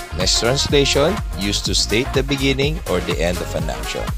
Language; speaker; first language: English; non-native, local second language; Filipino